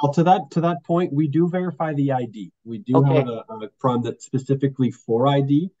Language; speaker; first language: English; native; English